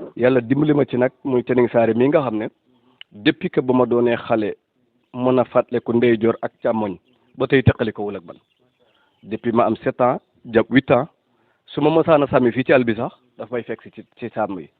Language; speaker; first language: Wolof; non-native, local second language; Serer